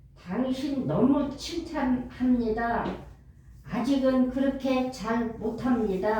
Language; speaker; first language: Korean; non-native, learner; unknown